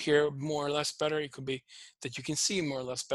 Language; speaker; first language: English; non-native, fluent; Swedish